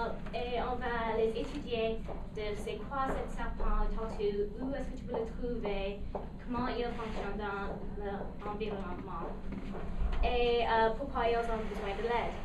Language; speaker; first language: French; non-native, local second language; English